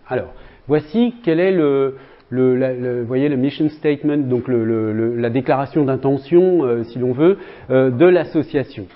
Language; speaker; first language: French; native; French